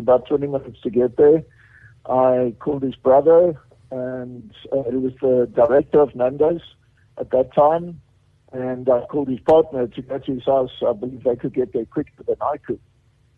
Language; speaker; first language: English; native; English